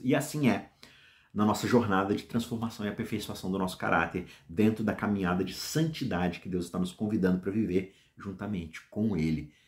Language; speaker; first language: Portuguese; native; Portuguese